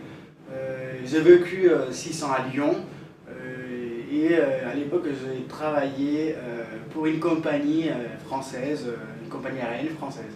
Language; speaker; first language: French; non-native, fluent; Spanish